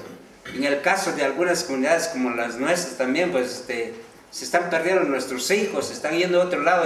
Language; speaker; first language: Spanish; non-native, local second language; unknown